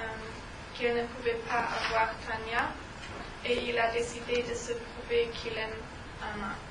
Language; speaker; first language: French; non-native, learner; German